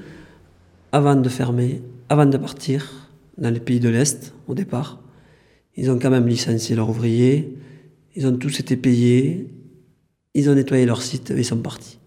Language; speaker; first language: French; native; French